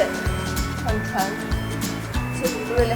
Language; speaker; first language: Chinese; non-native, fluent; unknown